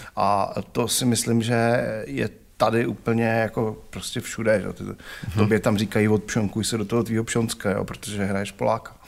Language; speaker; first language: Czech; native; Czech